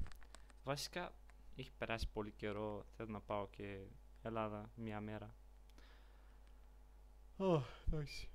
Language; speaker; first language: Greek; non-native, learner; Bulgarian